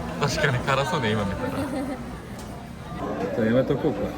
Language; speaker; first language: Japanese; native; Japanese